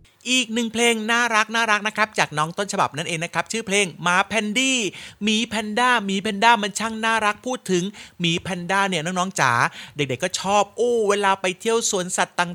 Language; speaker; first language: Thai; native; Thai